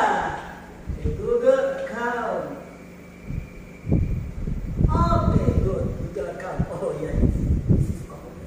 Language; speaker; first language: English; non-native, fluent; Indonesian